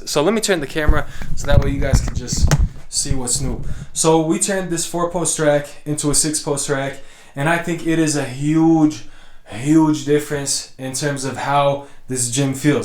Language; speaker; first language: English; native; English